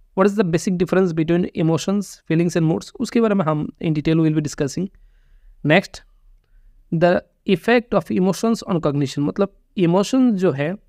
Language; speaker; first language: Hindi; non-native, local second language; Bangla